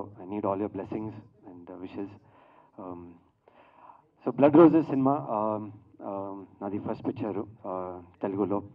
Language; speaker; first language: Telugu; non-native, learner; Kannada